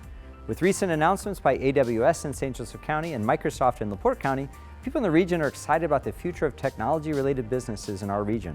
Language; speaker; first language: English; native; English